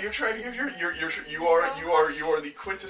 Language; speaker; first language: English; native; English